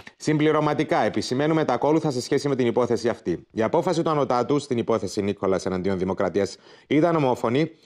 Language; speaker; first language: Greek; native; Greek